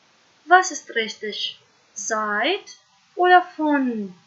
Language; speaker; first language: German; non-native, fluent; Macedonian